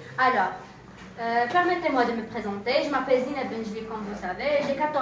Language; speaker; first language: French; non-native, learner; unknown